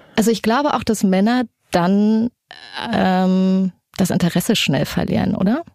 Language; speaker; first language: German; native; German